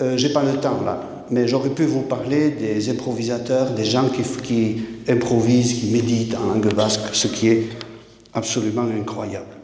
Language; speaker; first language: French; non-native, local second language; Basque